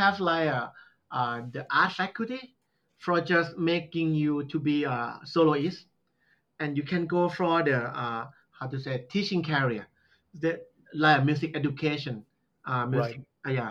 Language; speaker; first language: English; non-native, learner; Thai